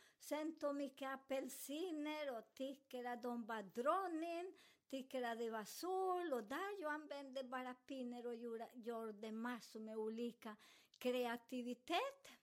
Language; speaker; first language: Swedish; non-native, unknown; Spanish